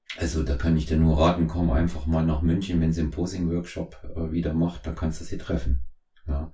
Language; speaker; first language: German; native; German